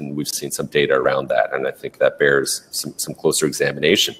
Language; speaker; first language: English; native; English